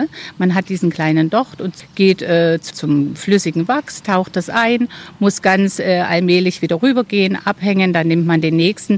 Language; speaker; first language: German; native; German